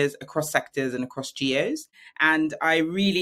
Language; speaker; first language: English; native; English